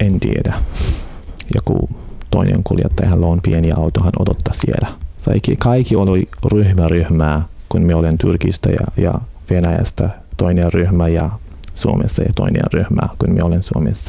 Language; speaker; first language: Finnish; non-native, learner; Arabic